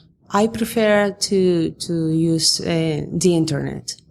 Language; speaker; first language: English; non-native, fluent; Spanish